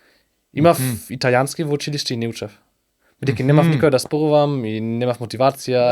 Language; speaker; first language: Macedonian; non-native, learner; German